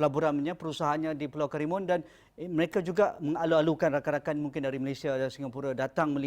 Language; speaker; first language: Malay; native; Malay